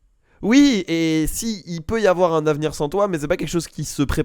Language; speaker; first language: French; native; French